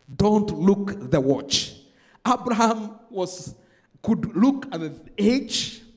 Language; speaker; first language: English; non-native, local second language; Swahili